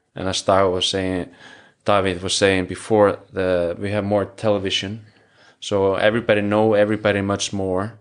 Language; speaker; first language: English; non-native, fluent; Icelandic